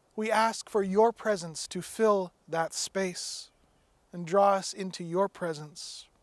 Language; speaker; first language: English; native; English